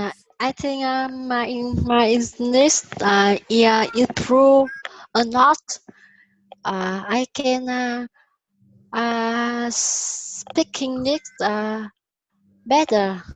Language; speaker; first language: English; non-native, learner; Vietnamese